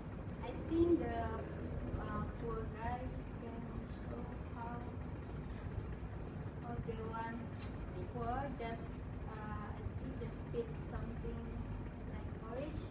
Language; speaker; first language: English; non-native, local second language; Malay